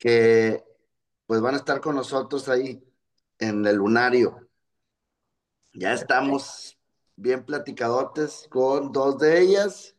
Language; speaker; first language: Spanish; native; Spanish